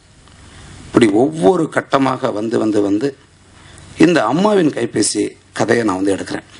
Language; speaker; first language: Tamil; native; Tamil